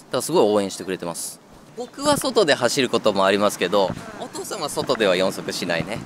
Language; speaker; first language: Japanese; native; Japanese